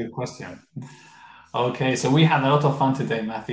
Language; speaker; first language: English; non-native, fluent; Spanish